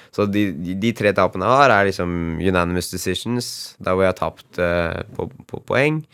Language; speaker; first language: Norwegian; native; Norwegian